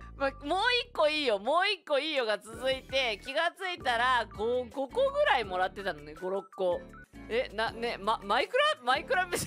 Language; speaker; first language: Japanese; native; Japanese